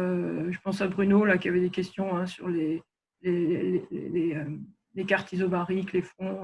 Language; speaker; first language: French; native; French